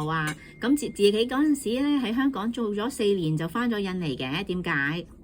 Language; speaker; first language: Cantonese; native; Cantonese